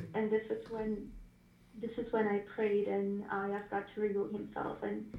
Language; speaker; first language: English; non-native, fluent; Ukrainian